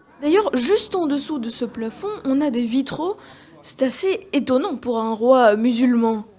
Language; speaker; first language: French; native; French